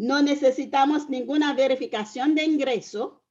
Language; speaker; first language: Spanish; non-native, fluent; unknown